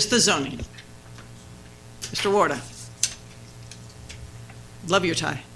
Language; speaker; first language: English; native; English